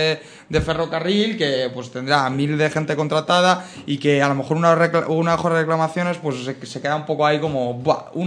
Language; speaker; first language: Spanish; native; Spanish